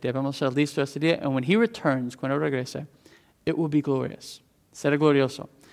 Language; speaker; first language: Spanish; non-native, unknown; English